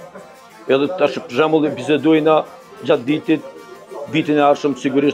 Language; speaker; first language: Albanian; native; Albanian